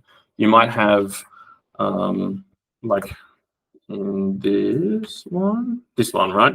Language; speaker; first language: English; native; English